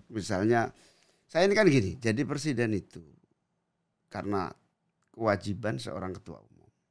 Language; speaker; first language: Indonesian; native; Indonesian